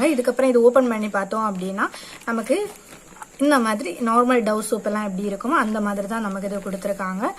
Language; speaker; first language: Tamil; native; Tamil